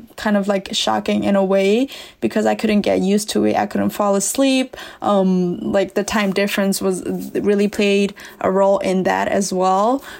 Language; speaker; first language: English; early bilingual, other home language; S'gaw Karen